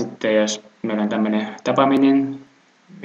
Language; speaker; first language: Finnish; non-native, fluent; Russian